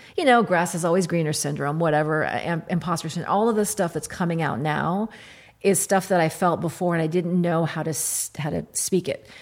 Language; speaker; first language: English; early bilingual, other home language; Arabic